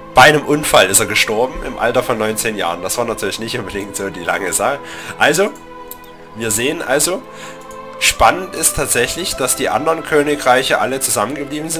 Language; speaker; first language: German; native; German